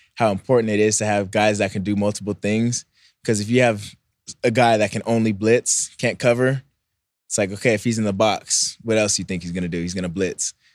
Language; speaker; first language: English; native; English